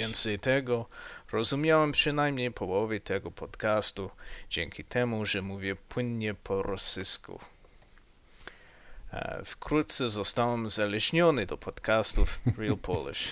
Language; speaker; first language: Polish; non-native, learner; English